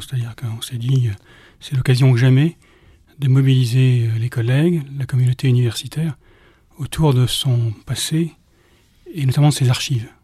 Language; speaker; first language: French; native; French